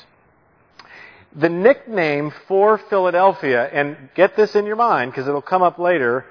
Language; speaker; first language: English; native; English